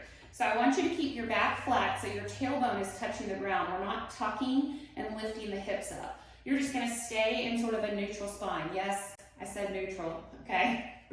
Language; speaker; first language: English; native; English